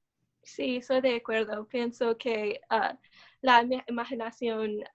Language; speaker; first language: Spanish; non-native, learner; English